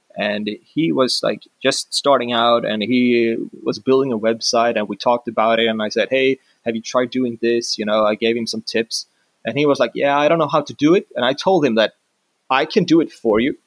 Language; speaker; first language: English; non-native, fluent; Swedish